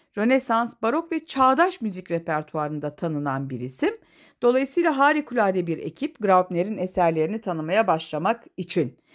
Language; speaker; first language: Turkish; native; Turkish